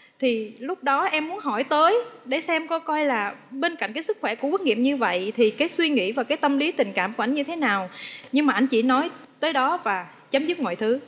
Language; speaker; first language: Vietnamese; native; Vietnamese